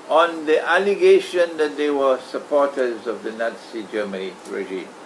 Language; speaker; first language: English; native; English